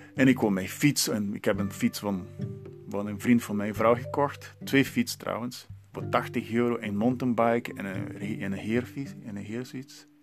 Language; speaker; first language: Dutch; non-native, learner; Portuguese